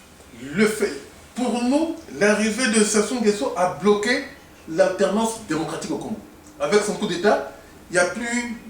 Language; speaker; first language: French; non-native, local second language; Lingala